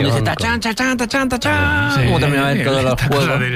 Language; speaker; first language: Spanish; native; Spanish